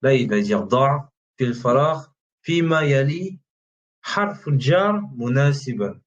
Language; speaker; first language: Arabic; non-native, fluent; French